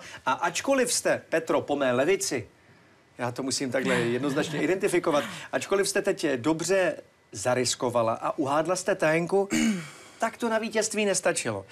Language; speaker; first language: Czech; native; Czech